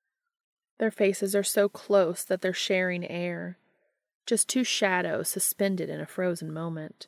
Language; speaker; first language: English; native; English